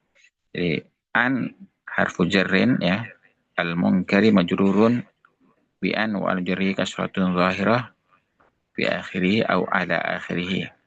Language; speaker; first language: Arabic; non-native, fluent; Indonesian